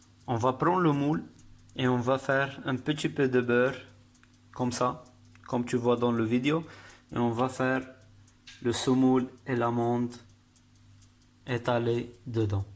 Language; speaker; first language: French; non-native, learner; Arabic